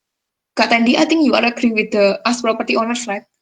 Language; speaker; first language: English; non-native, fluent; Indonesian